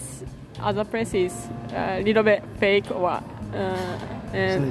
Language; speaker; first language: English; non-native, learner; Japanese